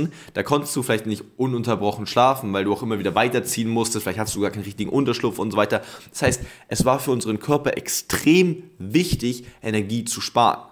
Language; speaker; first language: German; native; German